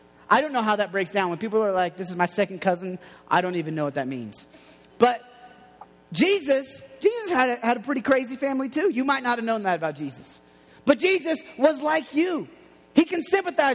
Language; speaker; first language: English; native; English